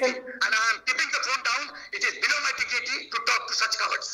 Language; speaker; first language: Hindi; native; Hindi